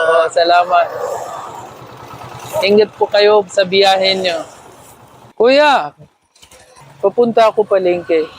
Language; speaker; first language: Filipino; non-native, learner; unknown